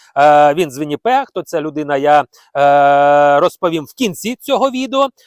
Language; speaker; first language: Ukrainian; non-native, local second language; Russian